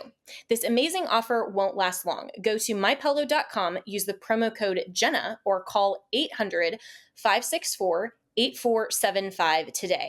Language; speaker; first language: English; native; English